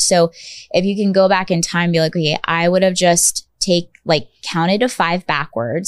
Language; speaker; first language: English; native; English